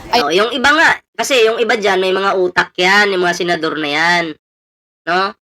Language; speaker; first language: Filipino; non-native, local second language; Cebuano